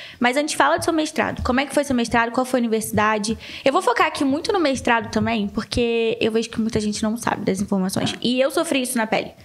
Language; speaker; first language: Portuguese; native; Portuguese